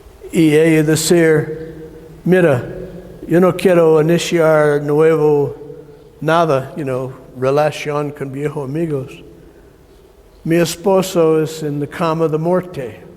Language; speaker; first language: Spanish; non-native, learner; English